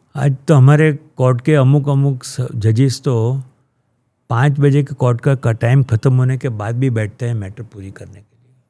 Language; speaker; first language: Hindi; non-native, local second language; Gujarati